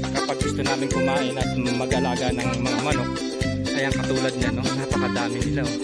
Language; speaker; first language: Filipino; non-native, local second language; Pampanga